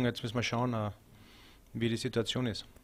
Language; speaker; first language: German; native; German